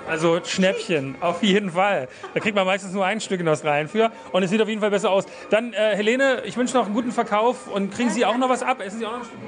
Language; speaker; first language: German; native; German